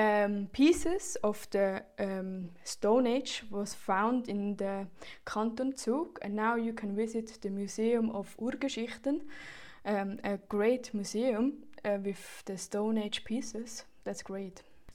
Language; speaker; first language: English; non-native, fluent; Swiss German